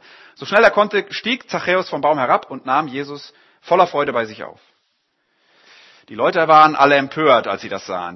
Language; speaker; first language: German; native; German